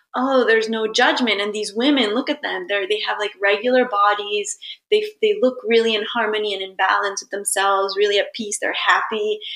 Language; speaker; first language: English; early bilingual, other home language; Italian